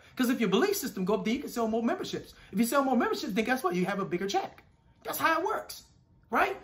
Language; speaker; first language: English; native; English